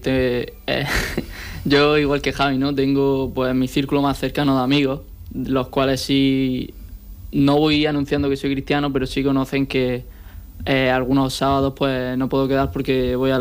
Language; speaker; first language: Spanish; native; Spanish